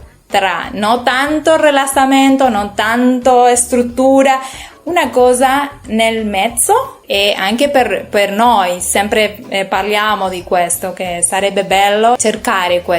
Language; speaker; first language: Italian; non-native, learner; Spanish